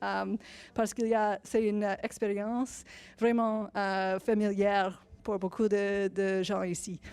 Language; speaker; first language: French; non-native, learner; English